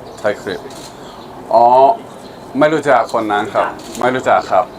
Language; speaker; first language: Thai; non-native, learner; English